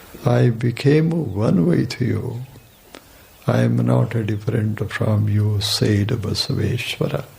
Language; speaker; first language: English; non-native, local second language; Kannada